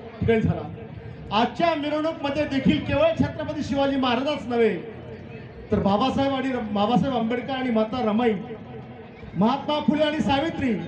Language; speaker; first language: Marathi; native; Marathi